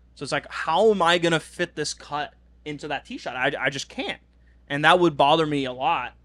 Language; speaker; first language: English; non-native, fluent; Norwegian